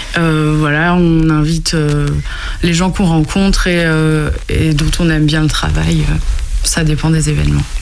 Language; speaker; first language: French; native; French